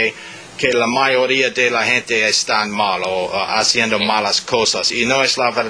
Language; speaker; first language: Spanish; non-native, learner; English